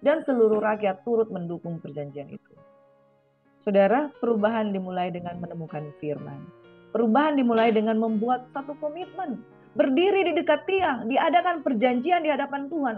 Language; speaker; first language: Indonesian; native; Indonesian